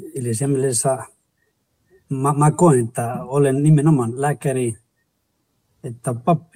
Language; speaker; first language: Finnish; non-native, fluent; Spanish